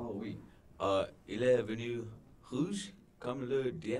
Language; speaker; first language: French; non-native, learner; English